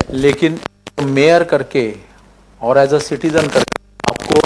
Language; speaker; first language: Hindi; non-native, local second language; Marathi